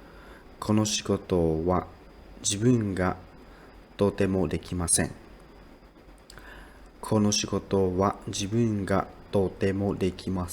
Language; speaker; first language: Japanese; non-native, learner; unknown